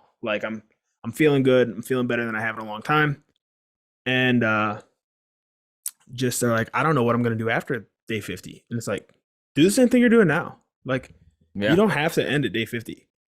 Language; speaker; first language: English; native; English